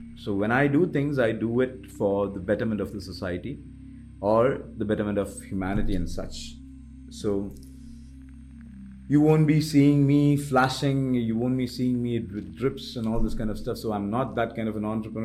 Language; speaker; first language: English; non-native, local second language; Malayalam